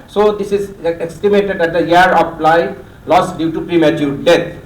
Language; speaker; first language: English; non-native, local second language; Bangla